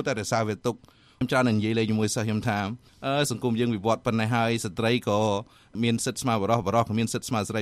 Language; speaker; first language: Khmer; native; Khmer